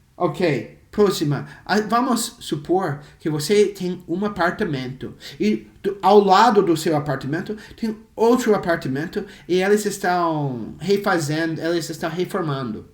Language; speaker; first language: Portuguese; non-native, fluent; English